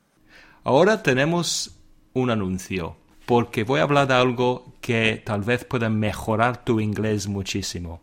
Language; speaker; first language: Spanish; non-native, fluent; English